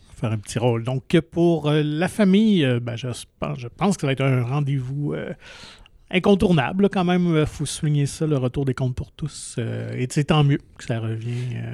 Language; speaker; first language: French; native; French